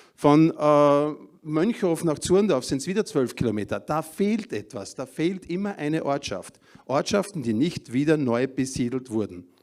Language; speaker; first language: German; native; German